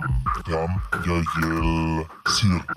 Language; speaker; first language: Russian; non-native, learner; German